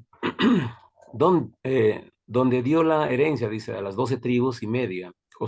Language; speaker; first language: Spanish; native; Spanish